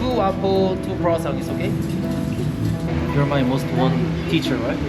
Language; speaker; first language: English; non-native, learner; Korean